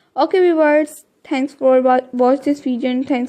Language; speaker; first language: English; non-native, learner; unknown